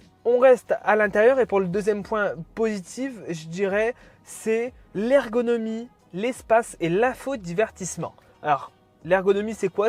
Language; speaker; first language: French; native; French